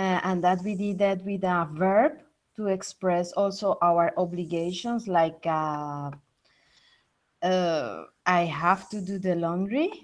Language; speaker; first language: English; non-native, learner; Spanish